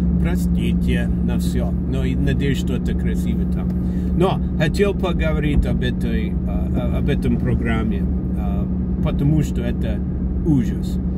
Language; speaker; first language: Russian; early bilingual, heritage; Russian